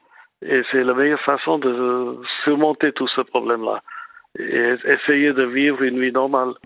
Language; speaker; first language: French; non-native, fluent; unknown